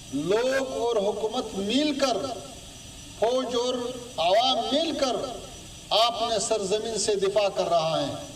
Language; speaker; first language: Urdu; non-native, fluent; Pashto